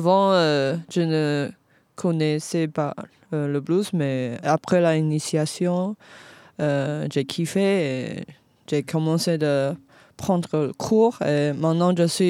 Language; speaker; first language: French; non-native, fluent; Chinese